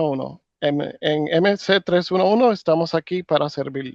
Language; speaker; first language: Spanish; native; Spanish